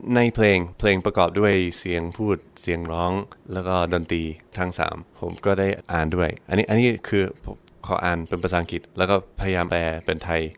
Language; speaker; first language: Thai; non-native, fluent; English